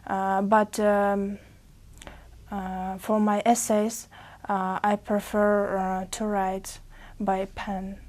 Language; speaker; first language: English; non-native, learner; Uzbek